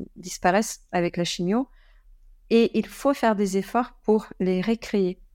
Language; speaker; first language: French; early bilingual, other home language; German